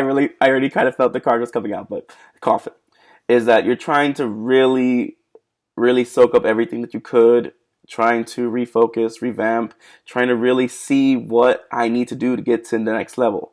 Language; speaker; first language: English; native; English